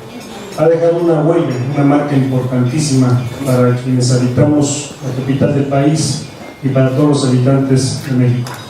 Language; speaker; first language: Spanish; native; Spanish